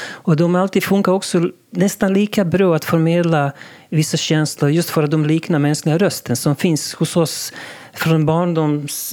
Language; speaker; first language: Swedish; non-native, local second language; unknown